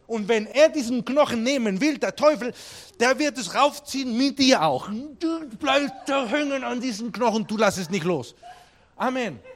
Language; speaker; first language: German; non-native, fluent; Spanish